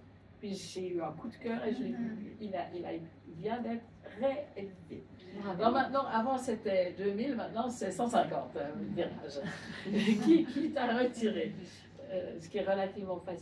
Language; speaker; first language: French; native; French